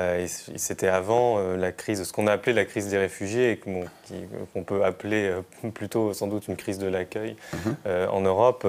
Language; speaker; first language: French; native; French